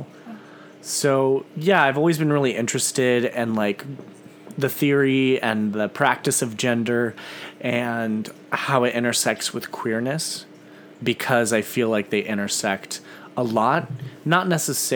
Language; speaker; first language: English; native; English